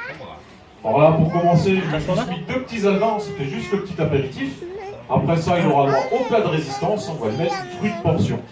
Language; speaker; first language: French; native; French